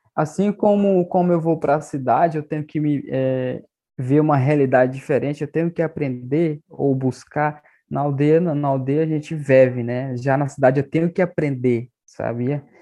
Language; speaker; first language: Portuguese; non-native, local second language; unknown